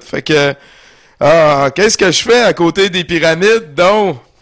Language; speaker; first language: French; native; French